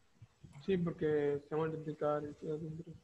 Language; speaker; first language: Spanish; native; Spanish